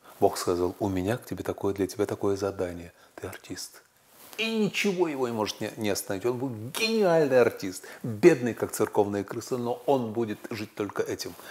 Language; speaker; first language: Russian; native; Russian